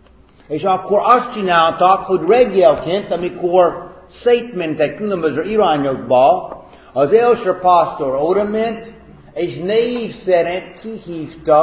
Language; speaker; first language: Hungarian; non-native, fluent; English